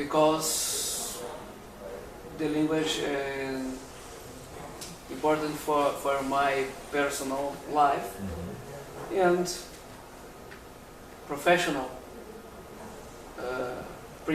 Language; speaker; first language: English; non-native, learner; Portuguese